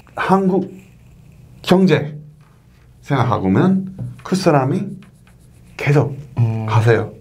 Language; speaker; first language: Korean; non-native, learner; English